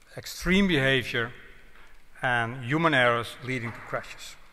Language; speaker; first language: English; non-native, fluent; Dutch